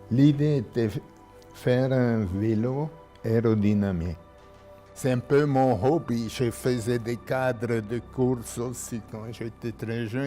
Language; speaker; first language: French; non-native, local second language; German